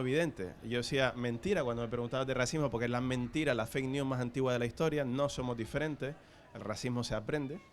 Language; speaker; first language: Spanish; native; Spanish